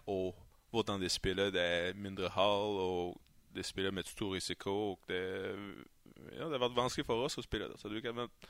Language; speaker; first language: Norwegian; non-native, fluent; French